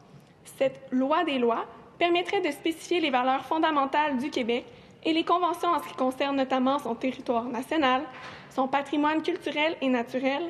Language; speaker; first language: French; native; French